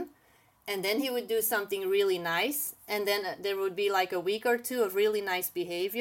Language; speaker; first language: English; non-native, fluent; Dutch